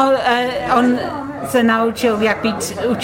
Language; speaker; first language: Czech; non-native, learner; English